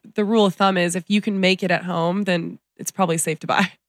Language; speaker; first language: English; native; English